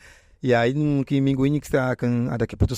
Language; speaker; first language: Indonesian; non-native, fluent; Portuguese